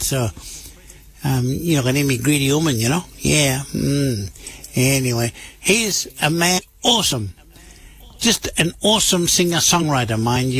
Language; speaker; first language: English; native; English